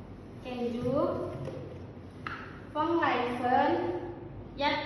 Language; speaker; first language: Cantonese; non-native, learner; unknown